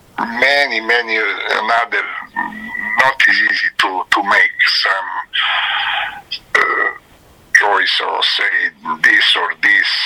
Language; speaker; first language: English; non-native, learner; Serbian